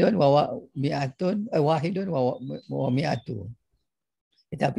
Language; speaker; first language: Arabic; non-native, fluent; Malay